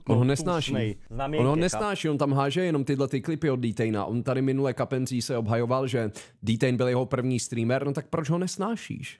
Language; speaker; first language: Czech; native; Czech